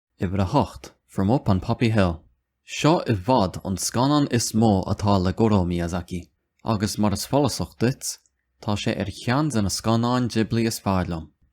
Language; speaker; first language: Irish; non-native, local second language; English